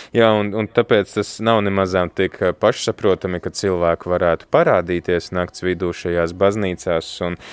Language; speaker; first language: Latvian; native; Latvian